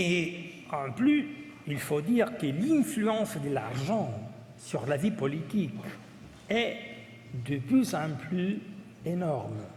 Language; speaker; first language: French; non-native, fluent; Italian